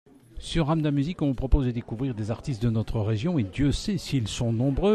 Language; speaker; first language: French; native; French